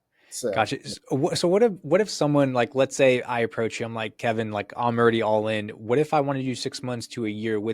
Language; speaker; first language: English; native; English